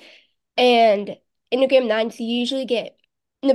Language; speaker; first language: English; early bilingual, other home language; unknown